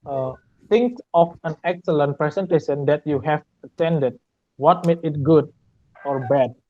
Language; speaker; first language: English; non-native, learner; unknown